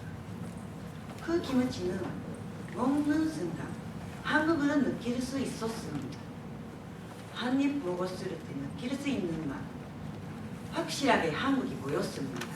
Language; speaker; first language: Korean; non-native, fluent; Japanese